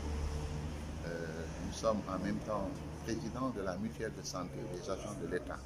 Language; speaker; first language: French; non-native, local second language; Wolof